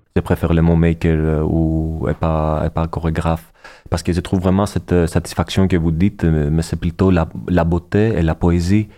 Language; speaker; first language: French; non-native, fluent; Greek